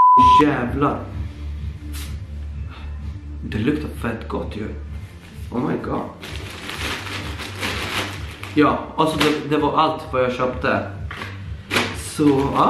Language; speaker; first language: Swedish; early bilingual, other home language; Polish